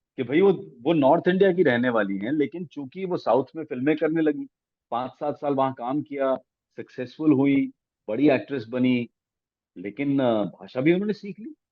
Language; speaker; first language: Hindi; non-native, local second language; Punjabi